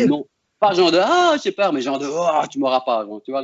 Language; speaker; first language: French; native; French